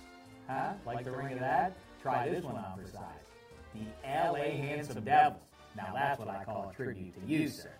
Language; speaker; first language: English; native; English